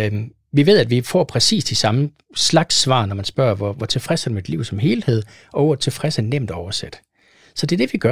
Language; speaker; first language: Danish; native; Danish